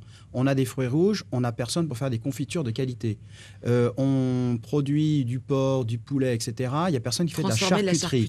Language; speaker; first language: French; native; French